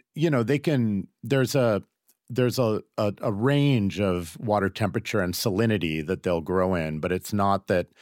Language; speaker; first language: English; native; English